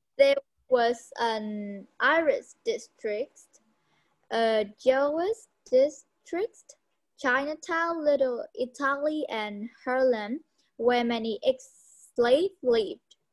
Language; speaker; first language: English; non-native, learner; Vietnamese